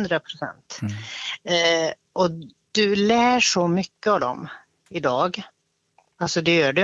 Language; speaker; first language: Swedish; native; Swedish